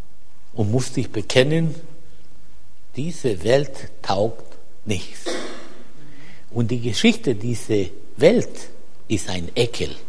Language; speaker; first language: German; non-native, fluent; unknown